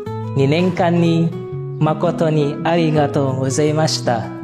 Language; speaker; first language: Japanese; non-native, learner; Indonesian